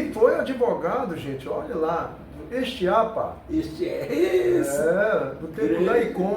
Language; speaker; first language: Portuguese; native; Portuguese